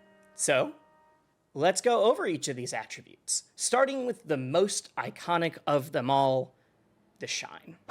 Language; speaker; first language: English; native; English